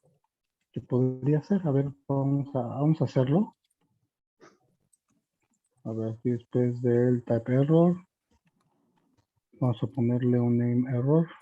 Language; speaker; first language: Spanish; native; Spanish